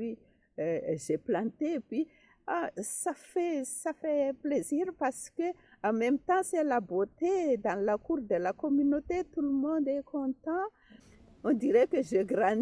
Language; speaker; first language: French; non-native, fluent; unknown